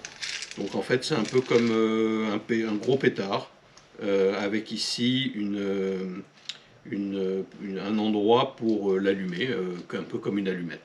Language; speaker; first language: French; native; French